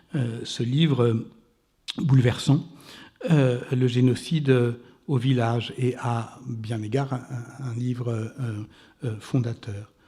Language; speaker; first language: French; native; French